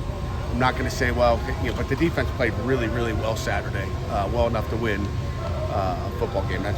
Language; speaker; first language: English; native; English